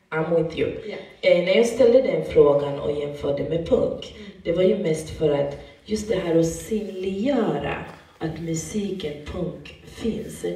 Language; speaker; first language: Swedish; native; Swedish